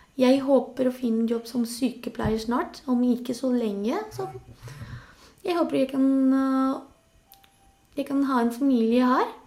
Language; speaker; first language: Norwegian; non-native, local second language; Spanish